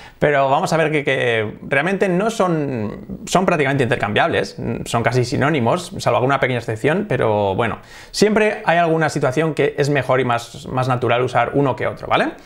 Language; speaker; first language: Spanish; native; Spanish